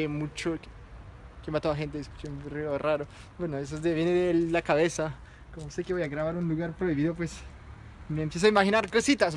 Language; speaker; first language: Spanish; non-native, fluent; French